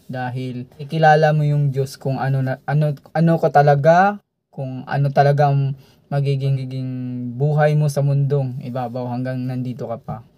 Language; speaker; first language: Filipino; non-native, local second language; Cebuano